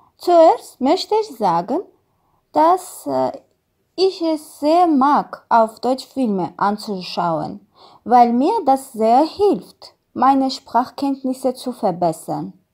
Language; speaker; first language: German; non-native, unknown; Russian